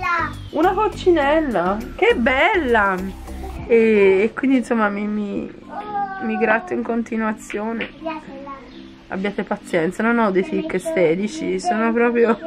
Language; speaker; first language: Italian; native; Italian